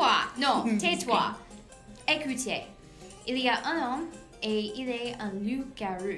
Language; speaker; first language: French; non-native, learner; English